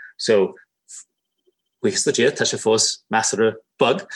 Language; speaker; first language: Irish; native; Irish